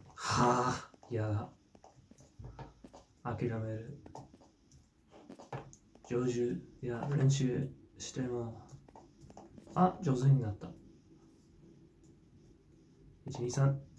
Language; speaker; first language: Japanese; non-native, fluent; English